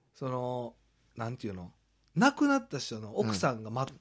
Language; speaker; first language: Japanese; native; Japanese